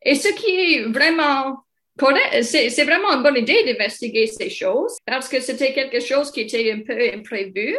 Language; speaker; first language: French; non-native, local second language; English